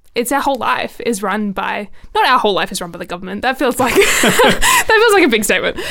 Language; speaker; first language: English; native; English